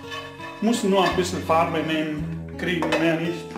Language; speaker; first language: German; non-native, fluent; Italian